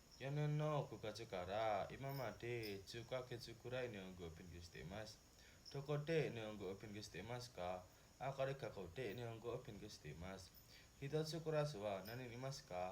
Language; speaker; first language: Japanese; non-native, learner; Indonesian